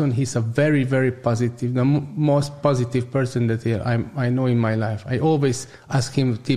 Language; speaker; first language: English; non-native, learner; Hungarian